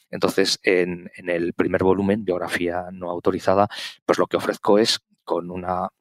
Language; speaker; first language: Spanish; native; Spanish